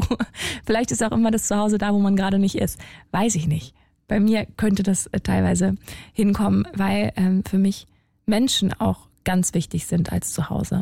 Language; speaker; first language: German; native; German